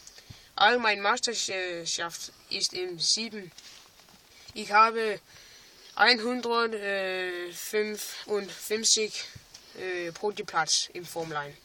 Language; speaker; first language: German; non-native, learner; Danish